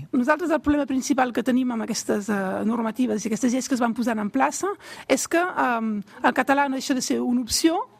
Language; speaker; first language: Catalan; non-native, local second language; French